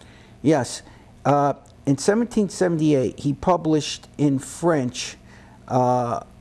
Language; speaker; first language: English; native; English